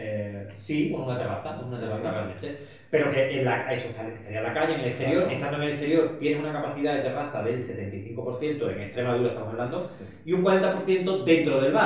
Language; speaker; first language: Spanish; native; Spanish